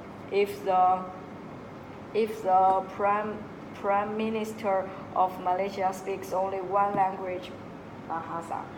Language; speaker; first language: English; non-native, local second language; Chinese